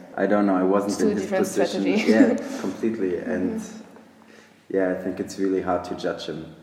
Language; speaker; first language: English; non-native, fluent; German